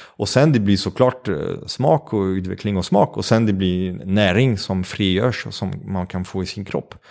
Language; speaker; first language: Swedish; non-native, fluent; French